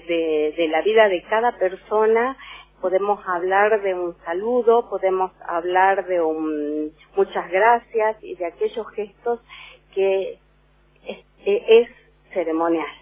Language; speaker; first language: Spanish; native; Spanish